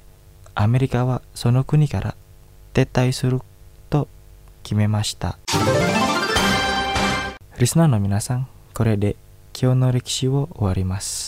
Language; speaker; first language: Japanese; non-native, fluent; Indonesian